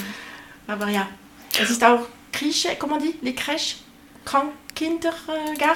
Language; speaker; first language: German; non-native, learner; French